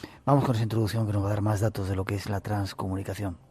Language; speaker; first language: Spanish; native; Spanish